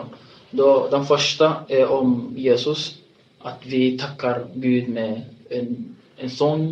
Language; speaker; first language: Swedish; non-native, fluent; Tigrinya